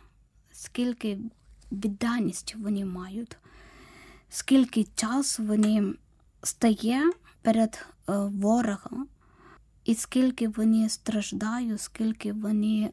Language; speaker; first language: Ukrainian; non-native, learner; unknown